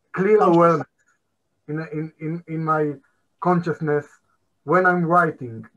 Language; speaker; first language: English; non-native, fluent; Hebrew